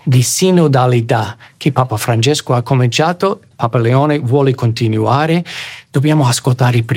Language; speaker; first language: Italian; non-native, fluent; English